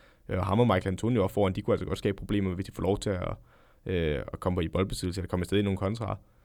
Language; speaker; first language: Danish; native; Danish